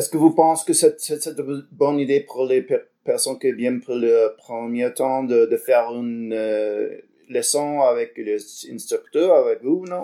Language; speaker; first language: French; non-native, learner; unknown